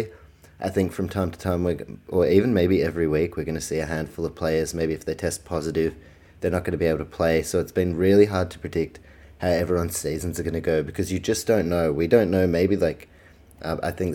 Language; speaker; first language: English; native; English